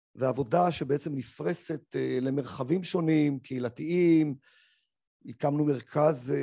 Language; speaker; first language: Hebrew; early bilingual, other home language; Arabic